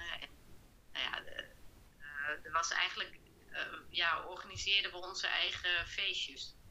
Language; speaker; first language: Dutch; native; Dutch